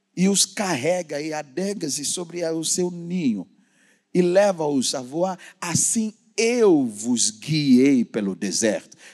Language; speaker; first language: Portuguese; non-native, fluent; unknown